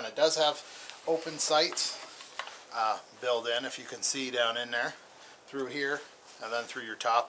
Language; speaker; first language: English; native; English